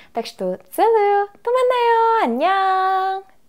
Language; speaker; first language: Russian; non-native, fluent; Korean